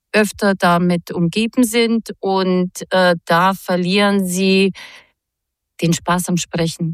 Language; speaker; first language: German; non-native, fluent; Croatian